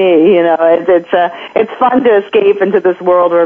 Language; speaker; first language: English; non-native, local second language; Filipino